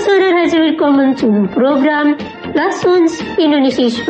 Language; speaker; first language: German; non-native, fluent; Indonesian